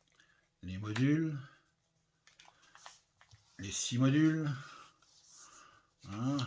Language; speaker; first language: French; native; French